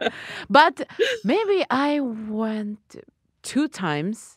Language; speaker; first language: English; non-native, learner; Japanese